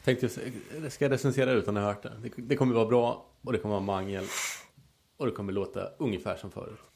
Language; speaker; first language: Swedish; native; Swedish